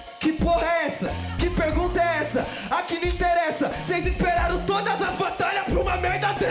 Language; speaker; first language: Portuguese; native; Portuguese